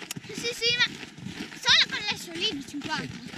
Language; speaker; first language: Italian; non-native, local second language; Ladin